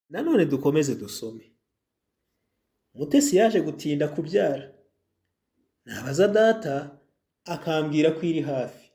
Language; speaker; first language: Kinyarwanda; native; Kinyarwanda